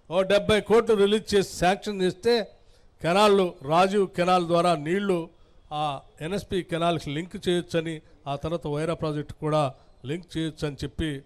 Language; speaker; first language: Telugu; native; Telugu